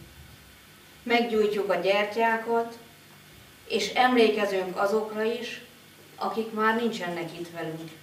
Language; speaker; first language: Hungarian; native; Hungarian